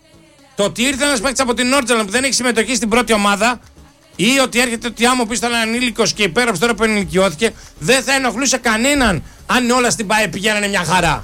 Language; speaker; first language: Greek; native; Greek